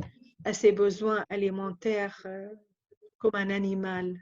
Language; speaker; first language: French; non-native, fluent; Arabic